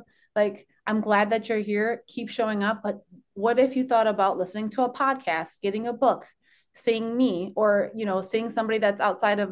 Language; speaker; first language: English; early bilingual, other home language; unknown